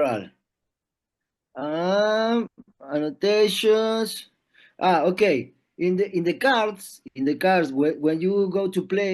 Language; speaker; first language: English; non-native, learner; Spanish